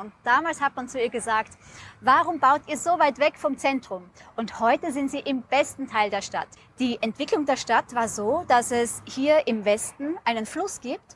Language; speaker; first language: German; native; German